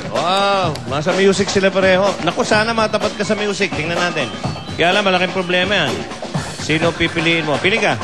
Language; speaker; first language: Filipino; native; Filipino